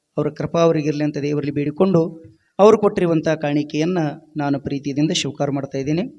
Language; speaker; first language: Kannada; non-native, local second language; Lambadi